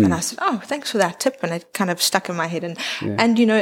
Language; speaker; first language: English; native; English